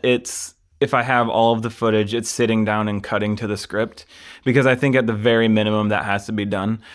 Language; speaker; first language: English; native; English